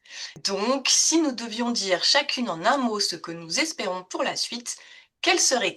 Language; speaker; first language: French; native; French